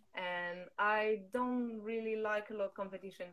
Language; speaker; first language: English; non-native, fluent; French